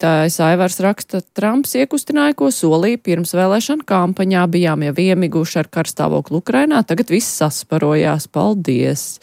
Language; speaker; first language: Latvian; native; Latvian